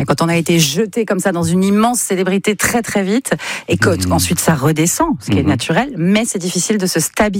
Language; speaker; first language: French; native; French